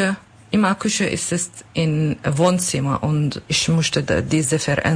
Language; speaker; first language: German; non-native, learner; Kurdish